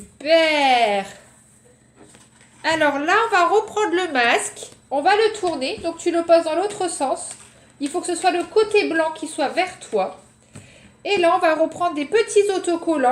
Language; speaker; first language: French; native; French